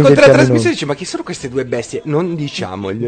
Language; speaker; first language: Italian; native; Italian